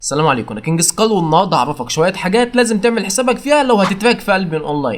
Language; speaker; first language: Arabic; native; Arabic